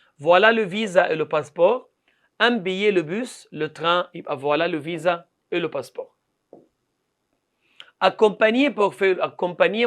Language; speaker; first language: French; non-native, fluent; Arabic